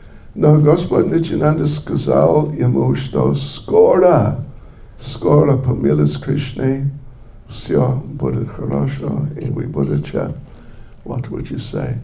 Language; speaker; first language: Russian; non-native, learner; English